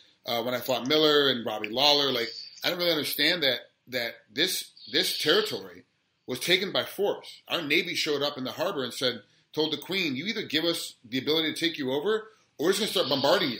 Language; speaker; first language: English; native; English